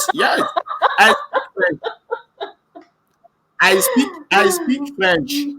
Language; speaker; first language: English; non-native, learner; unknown